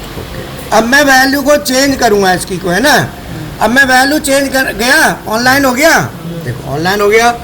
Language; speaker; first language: Hindi; native; Hindi